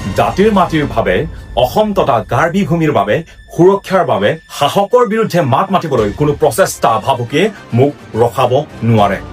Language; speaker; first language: Assamese; non-native, local second language; Karbi